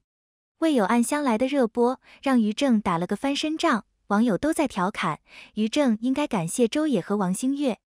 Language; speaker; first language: Chinese; native; Chinese